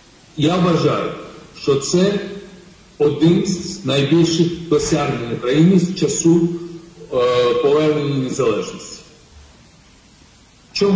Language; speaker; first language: Ukrainian; non-native, fluent; Georgian